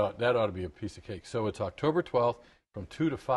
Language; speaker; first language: English; native; English